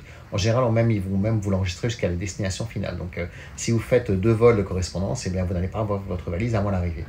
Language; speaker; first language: French; native; French